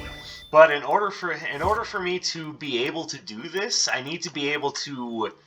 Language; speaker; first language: English; native; English